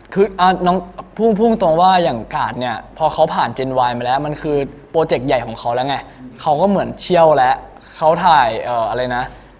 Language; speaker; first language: Thai; native; Thai